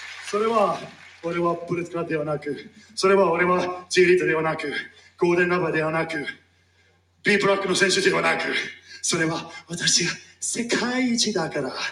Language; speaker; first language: Japanese; non-native, fluent; English